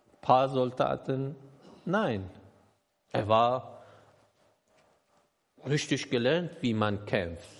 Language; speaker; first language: German; non-native, learner; Persian